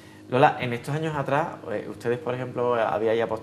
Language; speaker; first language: Spanish; native; Spanish